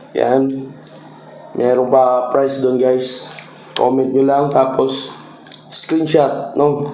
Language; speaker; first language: Filipino; non-native, local second language; Cebuano